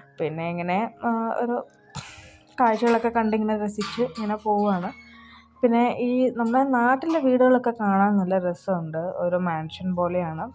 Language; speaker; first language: Malayalam; early bilingual, heritage; Malayalam